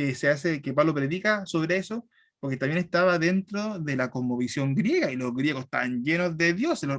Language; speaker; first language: Spanish; native; Spanish